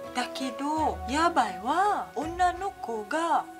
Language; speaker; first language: Japanese; non-native, fluent; Malay